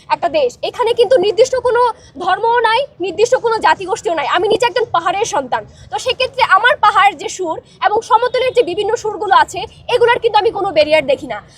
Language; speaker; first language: Bangla; non-native, local second language; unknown